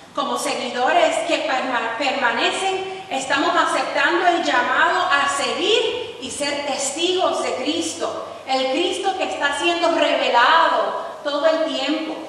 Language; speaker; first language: Spanish; early bilingual, heritage; Spanish